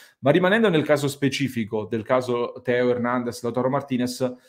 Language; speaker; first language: Italian; native; Italian